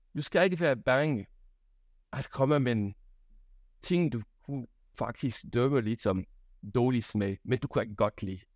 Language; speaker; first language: Danish; non-native, fluent; French